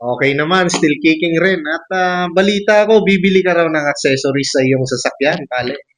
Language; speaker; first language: Filipino; non-native, local second language; Bikol